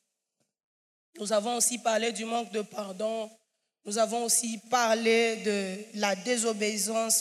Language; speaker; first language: French; non-native, local second language; Swahili